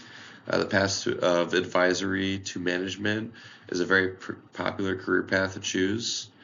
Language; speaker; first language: English; native; English